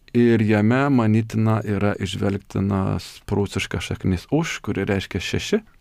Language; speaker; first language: Lithuanian; native; Lithuanian